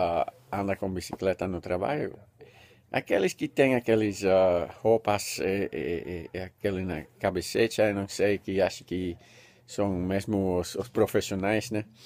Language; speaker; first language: Portuguese; non-native, learner; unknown